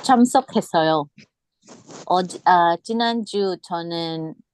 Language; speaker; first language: Korean; non-native, learner; English